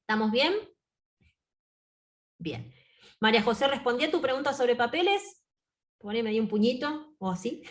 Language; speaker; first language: Spanish; native; Spanish